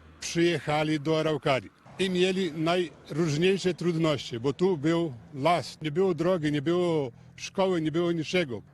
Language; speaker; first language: Polish; early bilingual, heritage; Polish